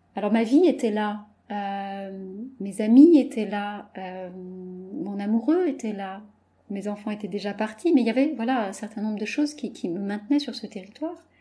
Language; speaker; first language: French; native; French